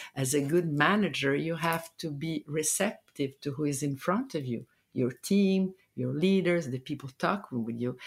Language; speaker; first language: English; non-native, fluent; Italian